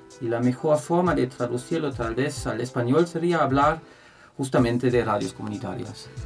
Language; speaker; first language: Spanish; non-native, fluent; German